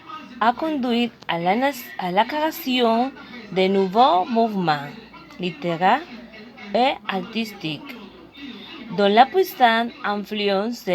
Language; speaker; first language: French; non-native, learner; Spanish